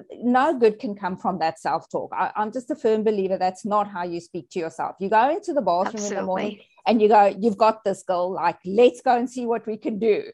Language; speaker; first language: English; native; English